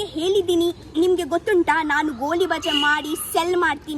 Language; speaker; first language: Kannada; non-native, local second language; Tulu